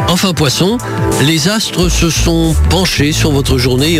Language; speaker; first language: French; native; French